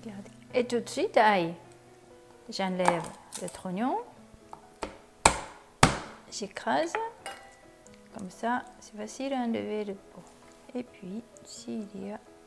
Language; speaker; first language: French; non-native, learner; Japanese